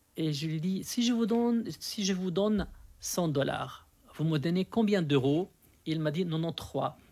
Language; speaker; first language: French; non-native, fluent; Arabic